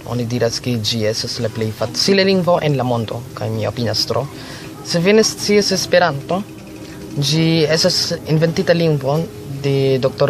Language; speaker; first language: Dutch; non-native, learner; Filipino